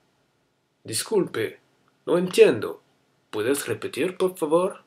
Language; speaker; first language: Spanish; non-native, learner; French